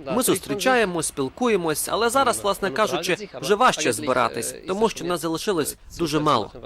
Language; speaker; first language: Ukrainian; non-native, local second language; German